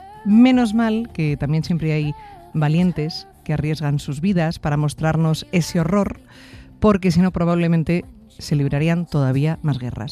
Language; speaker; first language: Spanish; native; Spanish